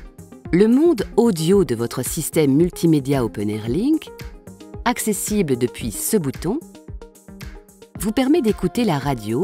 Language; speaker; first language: French; native; French